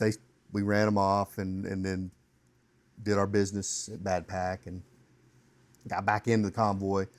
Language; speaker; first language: English; native; English